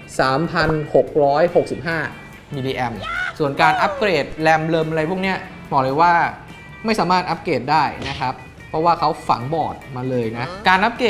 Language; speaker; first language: Thai; native; Thai